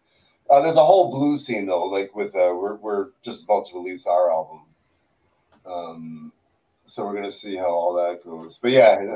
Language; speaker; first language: English; native; English